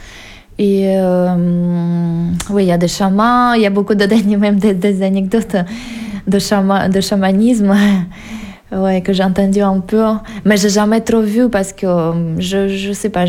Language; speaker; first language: French; non-native, fluent; Russian